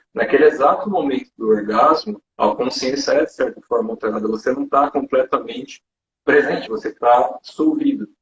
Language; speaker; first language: Portuguese; native; Portuguese